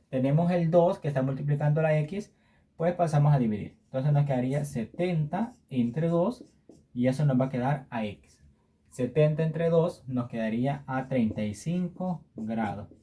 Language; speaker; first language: Spanish; native; Spanish